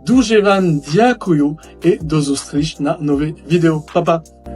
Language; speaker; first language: Ukrainian; non-native, fluent; French